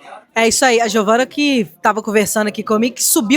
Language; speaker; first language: Portuguese; native; Portuguese